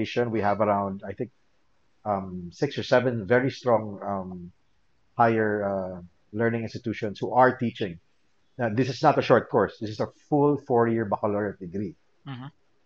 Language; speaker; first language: English; non-native, local second language; Filipino